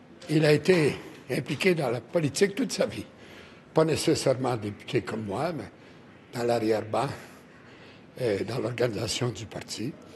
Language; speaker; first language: French; native; French